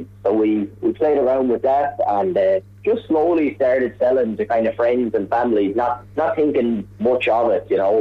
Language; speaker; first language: English; native; English